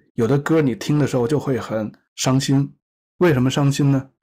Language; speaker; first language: Chinese; native; Chinese